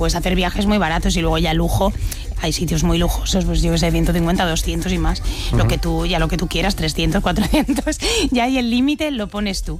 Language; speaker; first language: Spanish; native; Spanish